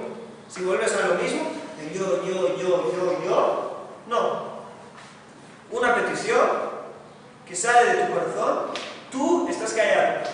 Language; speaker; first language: Spanish; non-native, fluent; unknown